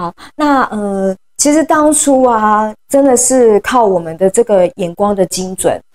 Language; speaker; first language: Chinese; native; Chinese